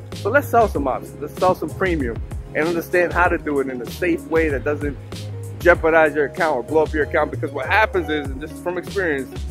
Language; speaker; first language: English; native; English